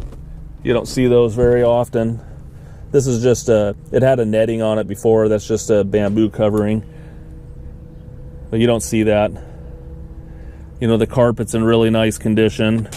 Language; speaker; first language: English; native; English